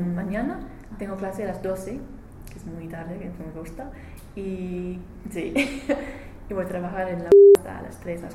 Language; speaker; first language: Spanish; non-native, learner; English